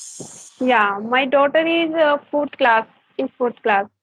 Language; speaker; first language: English; non-native, learner; Hindi